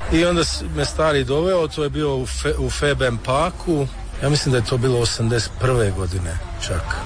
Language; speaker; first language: Serbian; early bilingual, heritage; Croatian